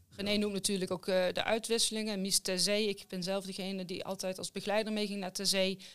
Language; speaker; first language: Dutch; native; Dutch